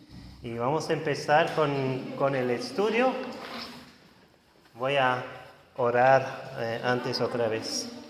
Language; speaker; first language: Spanish; non-native, fluent; German